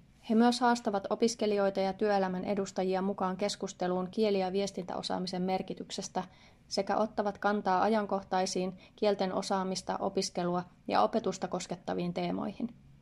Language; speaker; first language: Finnish; native; Finnish